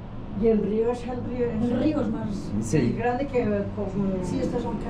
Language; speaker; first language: Spanish; native; Spanish